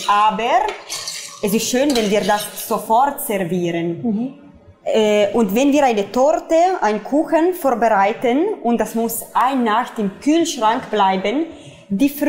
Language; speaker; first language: German; non-native, fluent; Italian